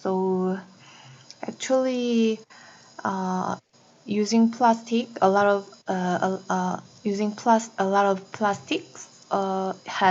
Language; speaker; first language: English; non-native, learner; Korean